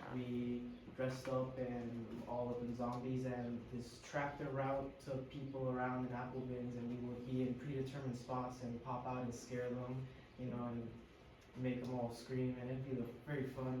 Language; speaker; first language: English; early bilingual, other home language; Spanish